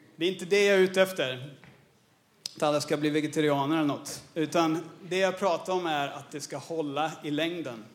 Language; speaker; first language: Swedish; non-native, fluent; English